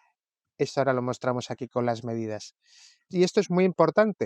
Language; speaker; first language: Spanish; native; Spanish